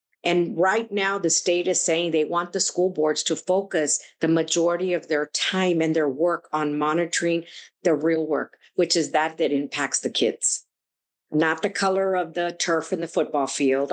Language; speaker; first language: English; early bilingual, other home language; Spanish